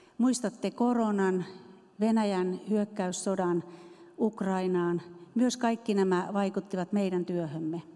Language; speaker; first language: Finnish; native; Finnish